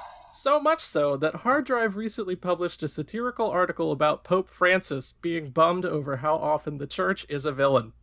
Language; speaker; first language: English; native; English